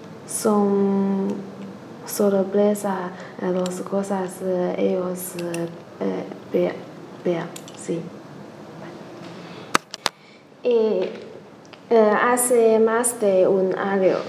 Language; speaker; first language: Spanish; non-native, learner; Chinese